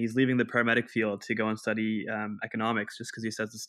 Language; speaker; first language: English; non-native, local second language; Urdu